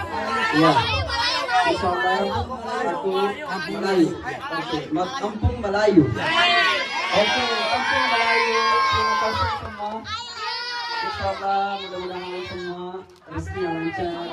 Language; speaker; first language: Indonesian; non-native, learner; Urdu